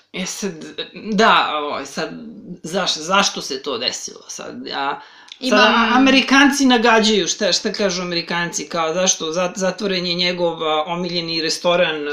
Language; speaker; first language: Serbian; native; Serbian